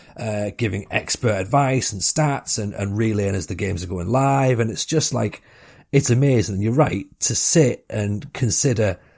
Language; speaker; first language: English; native; English